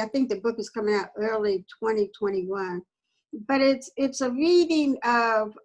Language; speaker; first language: English; native; English